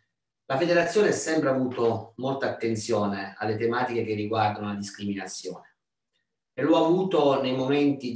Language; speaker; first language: Italian; native; Italian